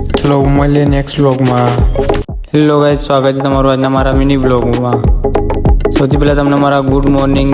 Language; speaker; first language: Gujarati; native; Gujarati